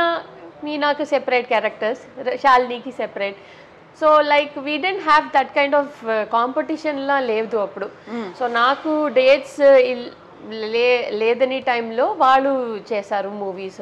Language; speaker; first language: Telugu; non-native, local second language; Tamil